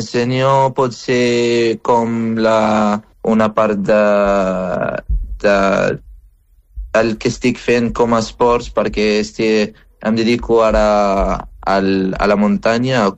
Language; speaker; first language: Catalan; non-native, fluent; Arabic